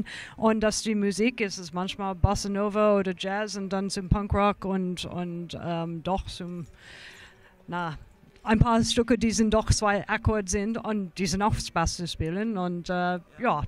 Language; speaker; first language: German; non-native, fluent; English